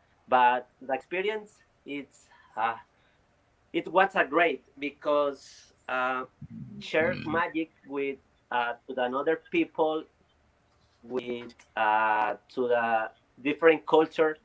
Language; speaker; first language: English; non-native, learner; Spanish